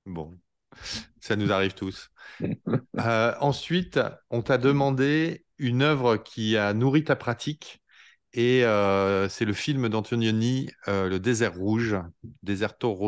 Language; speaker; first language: French; native; French